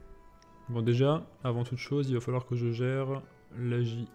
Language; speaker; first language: French; native; French